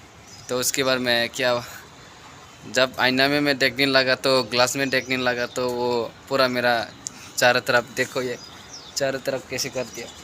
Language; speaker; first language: Hindi; non-native, local second language; Kok Borok